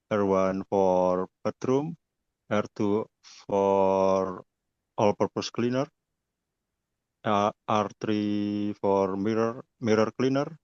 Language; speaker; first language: English; non-native, learner; Indonesian